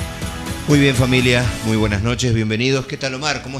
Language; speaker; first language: Spanish; native; Spanish